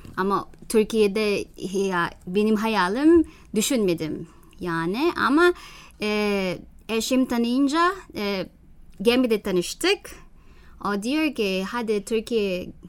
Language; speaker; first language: Turkish; non-native, learner; Filipino